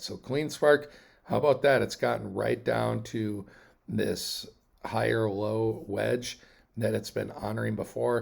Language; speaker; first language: English; native; English